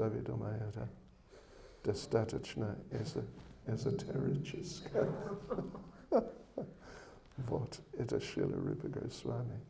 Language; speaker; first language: Russian; non-native, learner; English